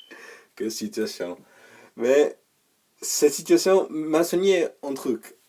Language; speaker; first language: French; non-native, learner; English